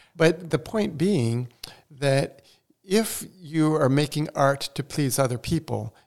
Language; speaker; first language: English; early bilingual, other home language; Portuguese